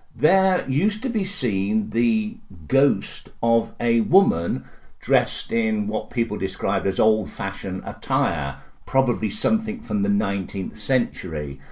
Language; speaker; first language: English; native; English